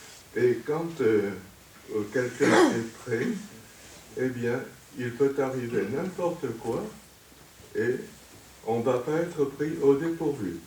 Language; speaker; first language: French; native; French